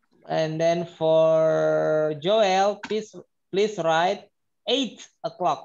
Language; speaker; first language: English; non-native, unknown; Indonesian